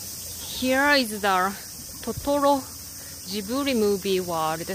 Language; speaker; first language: English; non-native, learner; Japanese